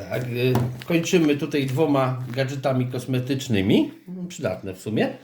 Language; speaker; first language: Polish; native; Polish